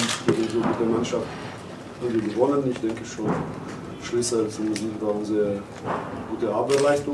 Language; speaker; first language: German; non-native, fluent; Polish